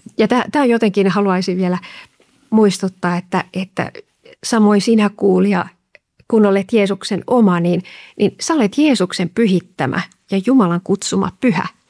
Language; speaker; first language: Finnish; native; Finnish